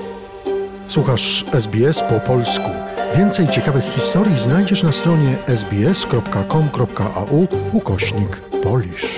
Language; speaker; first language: Polish; native; Polish